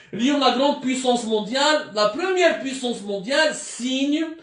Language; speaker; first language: French; non-native, local second language; Arabic